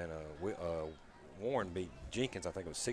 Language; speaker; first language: English; native; English